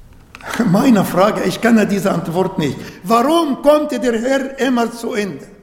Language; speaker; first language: German; non-native, learner; Arabic